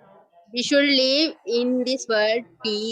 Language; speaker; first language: English; non-native, learner; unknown